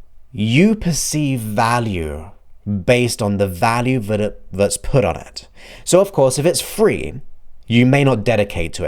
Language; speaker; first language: English; native; English